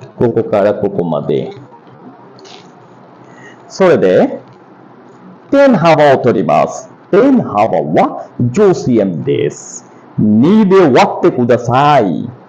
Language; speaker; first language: Japanese; non-native, learner; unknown